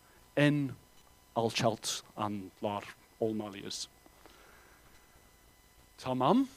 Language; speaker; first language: Turkish; non-native, fluent; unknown